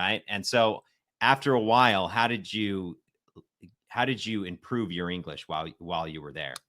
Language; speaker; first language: English; native; English